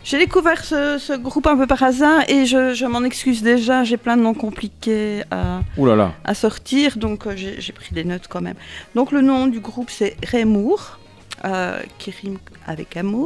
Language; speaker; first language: French; native; French